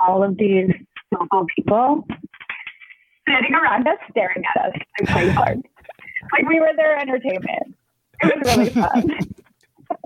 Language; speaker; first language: English; native; English